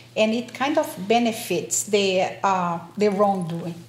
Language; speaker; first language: English; non-native, fluent; Portuguese